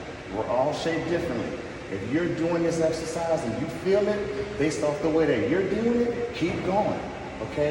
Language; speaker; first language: English; native; English